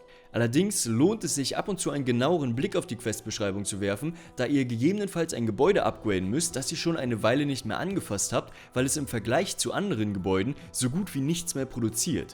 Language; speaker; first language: German; native; German